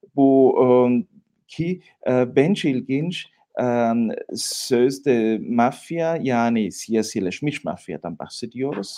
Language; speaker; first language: Turkish; non-native, fluent; German